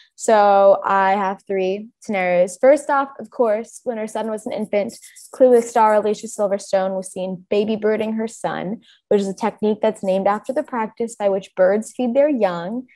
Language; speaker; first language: English; native; English